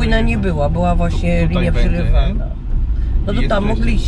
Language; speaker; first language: Polish; native; Polish